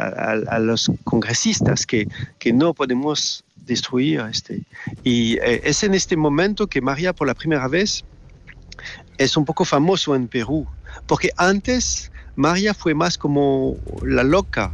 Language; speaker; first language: Spanish; non-native, fluent; French